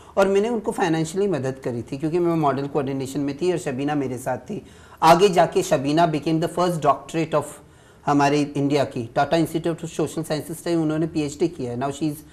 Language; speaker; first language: Hindi; native; Hindi